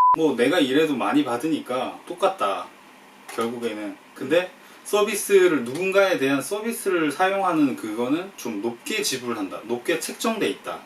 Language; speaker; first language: Korean; native; Korean